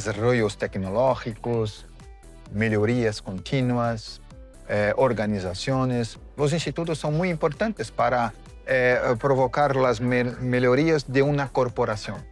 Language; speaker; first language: Spanish; non-native, fluent; Portuguese